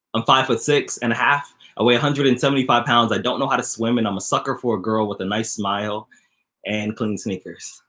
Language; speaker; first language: English; native; English